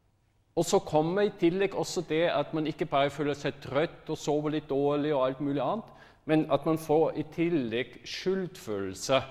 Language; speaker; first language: Norwegian; non-native, fluent; German